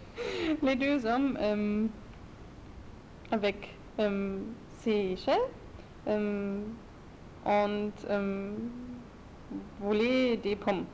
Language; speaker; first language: French; non-native, learner; German